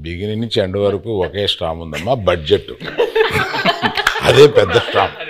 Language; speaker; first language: Telugu; native; Telugu